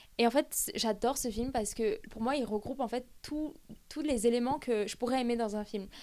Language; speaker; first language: French; early bilingual, other home language; Armenian